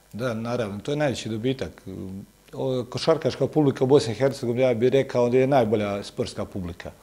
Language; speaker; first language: Croatian; native; Croatian